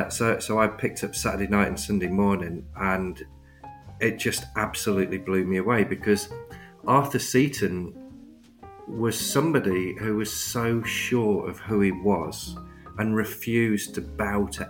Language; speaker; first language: English; native; English